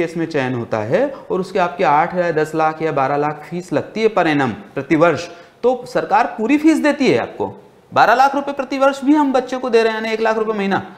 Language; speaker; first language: Hindi; native; Hindi